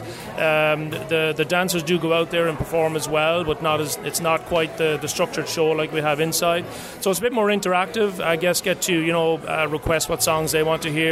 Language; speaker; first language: English; native; English